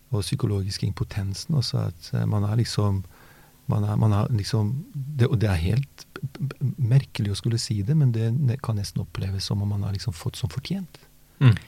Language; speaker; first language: Norwegian; early bilingual, other home language; Bosnian